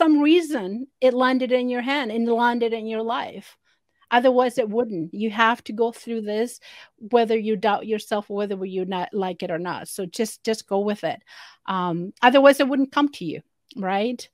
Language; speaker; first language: English; non-native, fluent; Spanish